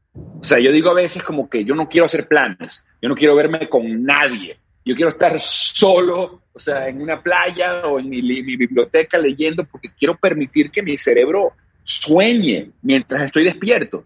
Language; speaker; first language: Spanish; native; Spanish